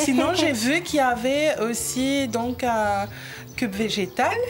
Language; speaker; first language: French; non-native, local second language; Morisyen